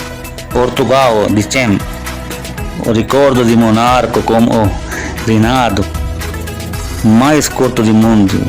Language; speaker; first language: Portuguese; non-native, learner; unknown